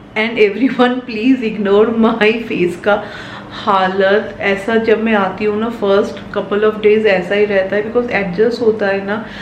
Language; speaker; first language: Hindi; non-native, local second language; Bangla